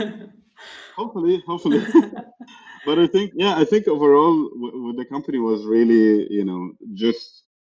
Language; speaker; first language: English; non-native, fluent; Arabic